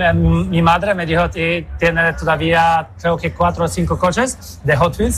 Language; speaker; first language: Spanish; non-native, fluent; Polish